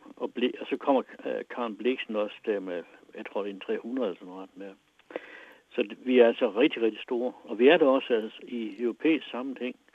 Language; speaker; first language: Danish; native; Danish